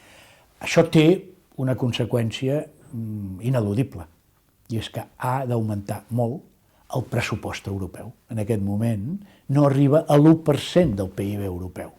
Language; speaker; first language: Catalan; native; Catalan